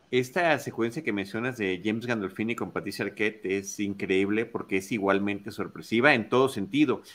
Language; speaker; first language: Spanish; native; Spanish